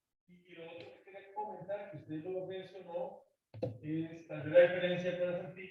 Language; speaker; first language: Spanish; native; Spanish